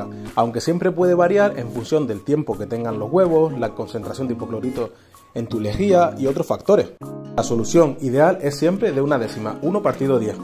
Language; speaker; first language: Spanish; native; Spanish